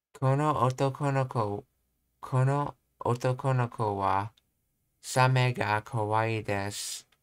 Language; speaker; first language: Japanese; non-native, learner; English